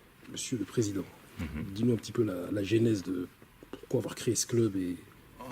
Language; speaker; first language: French; native; French